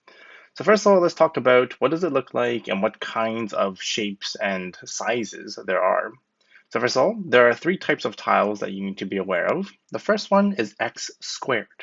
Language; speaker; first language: English; native; English